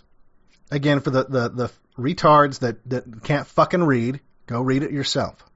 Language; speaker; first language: English; native; English